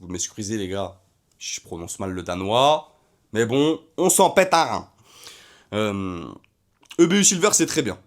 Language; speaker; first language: French; native; French